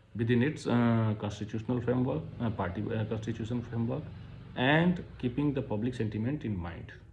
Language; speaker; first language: English; non-native, local second language; Hindi